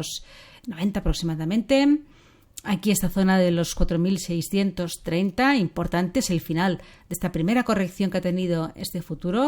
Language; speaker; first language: Spanish; native; Spanish